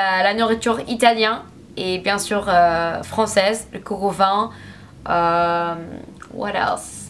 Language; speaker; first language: French; non-native, learner; English